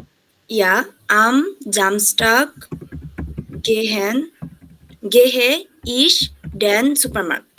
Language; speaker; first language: German; non-native, learner; Bangla